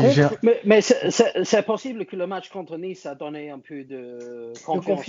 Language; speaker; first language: French; non-native, learner; English